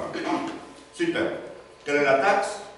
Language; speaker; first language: French; non-native, learner; Spanish